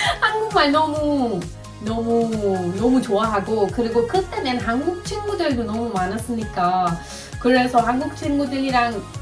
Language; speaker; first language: Korean; non-native, fluent; Persian